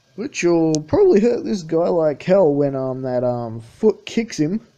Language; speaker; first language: English; native; English